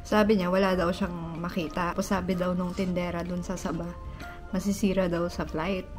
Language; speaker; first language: Filipino; native; Filipino